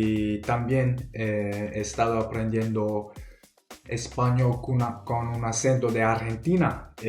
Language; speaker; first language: Spanish; non-native, learner; English